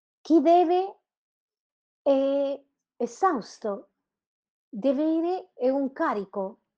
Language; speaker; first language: Italian; non-native, fluent; Spanish